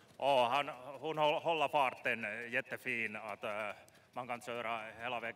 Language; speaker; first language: Swedish; non-native, learner; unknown